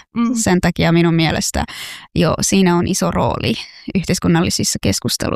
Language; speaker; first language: Finnish; non-native, fluent; Persian